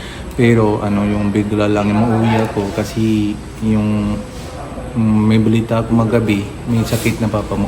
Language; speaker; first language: Filipino; non-native, learner; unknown